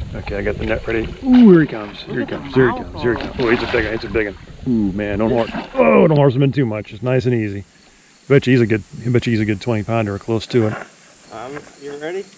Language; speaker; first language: English; native; English